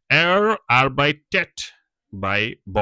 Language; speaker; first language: German; non-native, fluent; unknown